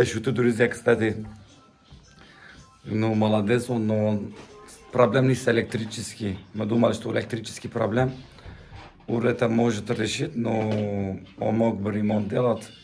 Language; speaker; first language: Russian; non-native, learner; Turkish